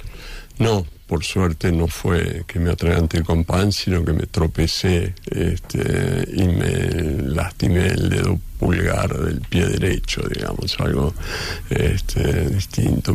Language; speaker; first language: Spanish; native; Spanish